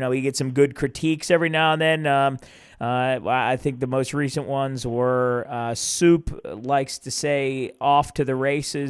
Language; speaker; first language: English; native; English